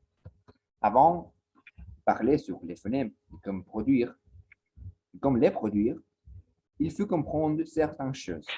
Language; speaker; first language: French; non-native, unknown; Spanish